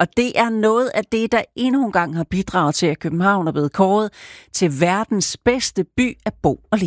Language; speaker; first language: Danish; native; Danish